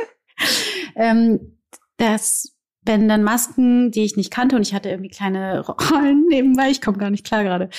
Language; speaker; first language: German; native; German